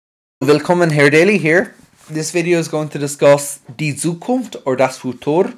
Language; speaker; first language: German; non-native, fluent; English